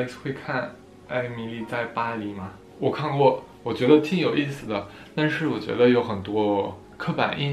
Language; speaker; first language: Chinese; non-native, fluent; French